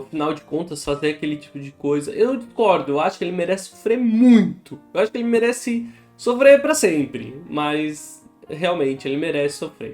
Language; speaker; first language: Portuguese; native; Portuguese